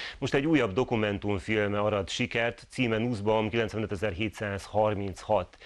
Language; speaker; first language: Hungarian; native; Hungarian